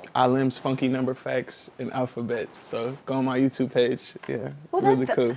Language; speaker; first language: English; native; English